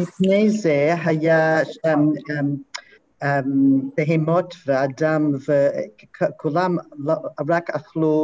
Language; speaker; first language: Hebrew; non-native, learner; English